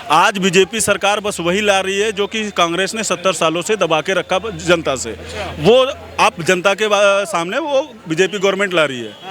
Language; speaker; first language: Hindi; native; Hindi